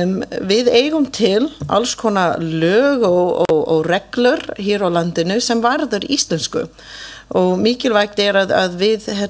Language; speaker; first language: Icelandic; non-native, fluent; English